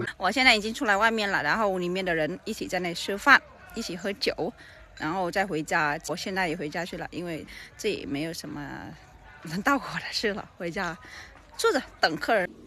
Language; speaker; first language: Chinese; non-native, fluent; Vietnamese